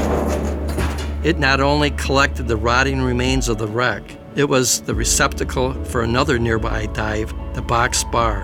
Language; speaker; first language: English; native; English